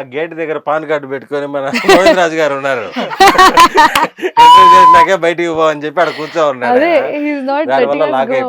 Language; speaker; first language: Telugu; native; Telugu